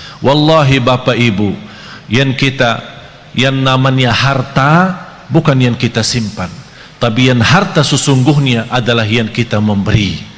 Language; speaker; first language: Malay; non-native, fluent; Arabic